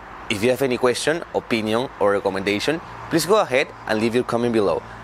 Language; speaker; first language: English; non-native, fluent; Spanish